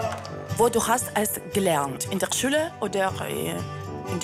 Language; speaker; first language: German; non-native, learner; Russian